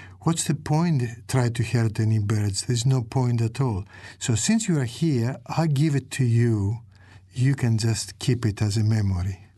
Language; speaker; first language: English; non-native, fluent; Greek